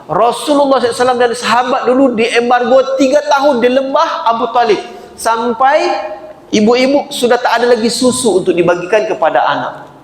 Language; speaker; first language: Malay; native; Malay